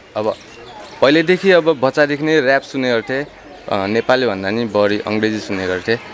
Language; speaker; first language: Nepali; non-native, local second language; Newari